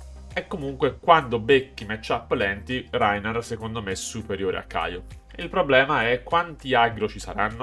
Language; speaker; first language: Italian; native; Italian